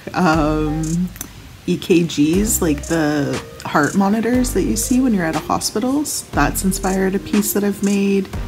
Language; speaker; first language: English; native; English